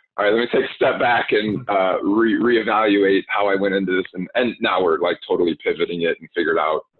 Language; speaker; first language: English; native; English